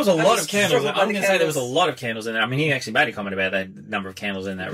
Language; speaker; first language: English; native; English